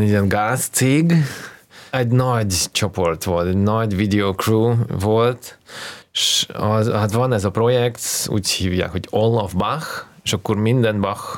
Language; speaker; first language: Hungarian; non-native, fluent; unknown